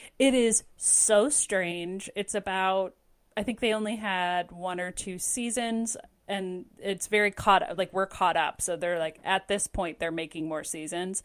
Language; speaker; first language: English; native; English